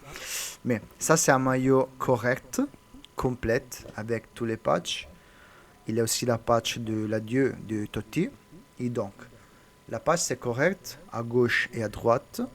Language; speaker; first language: French; non-native, learner; Italian